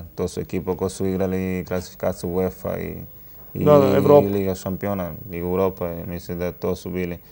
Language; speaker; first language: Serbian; non-native, learner; Spanish